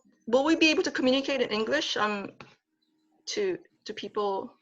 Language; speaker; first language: English; non-native, learner; Korean